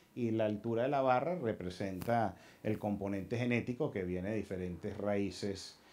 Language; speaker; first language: Spanish; early bilingual, heritage; Spanish